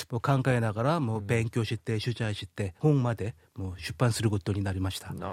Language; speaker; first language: Japanese; non-native, fluent; Korean